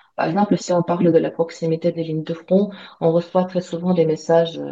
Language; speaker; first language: French; non-native, fluent; Ukrainian